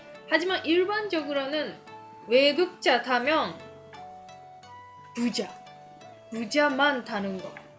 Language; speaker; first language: Korean; non-native, fluent; Japanese